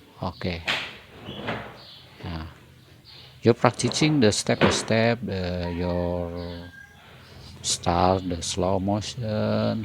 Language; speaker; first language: English; non-native, learner; Indonesian